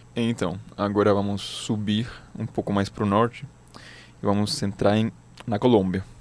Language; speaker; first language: Portuguese; non-native, fluent; Spanish